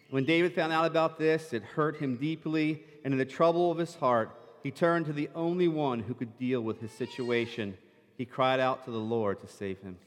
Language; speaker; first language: English; native; English